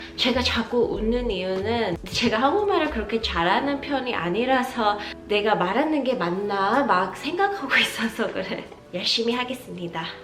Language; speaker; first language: Korean; early bilingual, heritage; Korean